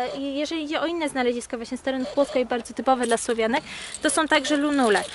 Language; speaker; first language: Polish; native; Polish